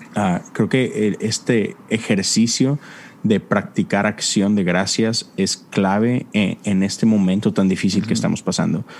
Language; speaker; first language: Spanish; native; Spanish